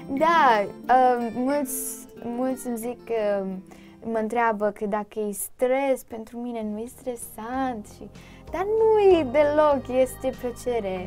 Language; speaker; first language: Romanian; early bilingual, heritage; Romanian